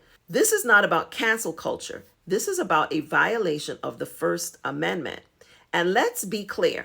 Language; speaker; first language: English; native; English